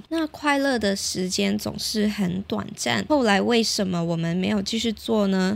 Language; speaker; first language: Chinese; non-native, local second language; Cantonese